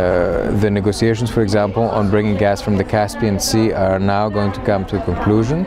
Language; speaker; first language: English; non-native, fluent; Greek